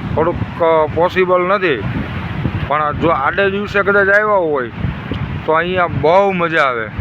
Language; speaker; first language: Gujarati; native; Gujarati